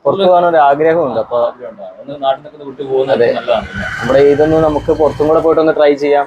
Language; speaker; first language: Malayalam; native; Malayalam